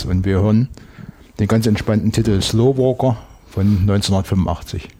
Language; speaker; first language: German; native; German